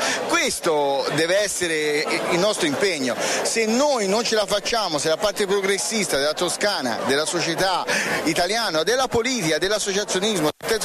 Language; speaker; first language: Italian; native; Italian